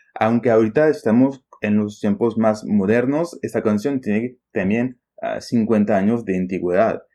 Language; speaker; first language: Spanish; non-native, fluent; French